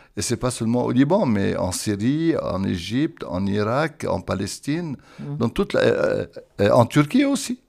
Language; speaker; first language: French; non-native, local second language; Arabic